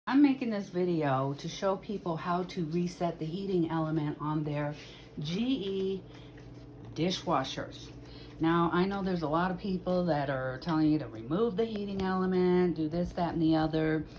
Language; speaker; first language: English; native; English